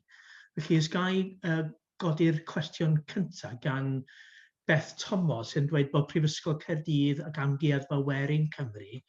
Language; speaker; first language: Welsh; native; Welsh